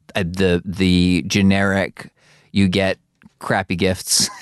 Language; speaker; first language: English; early bilingual, other home language; Hungarian